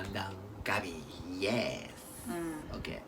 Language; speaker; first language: Filipino; non-native, learner; Japanese